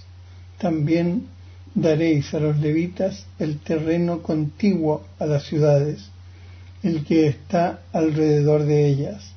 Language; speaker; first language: Spanish; native; Spanish